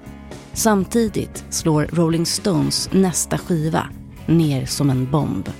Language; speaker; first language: Swedish; native; Swedish